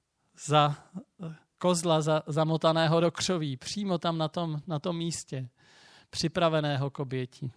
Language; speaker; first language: Czech; native; Czech